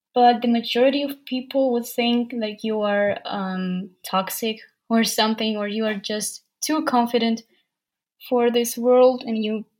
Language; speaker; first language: English; non-native, fluent; Ukrainian